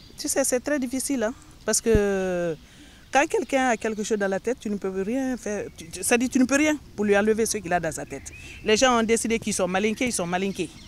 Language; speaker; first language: French; non-native, local second language; Mandingo